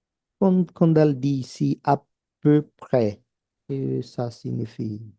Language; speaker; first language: French; non-native, fluent; Portuguese